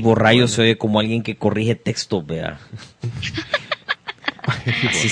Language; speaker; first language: Spanish; native; Spanish